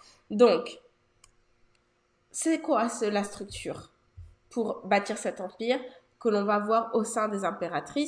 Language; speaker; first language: French; native; French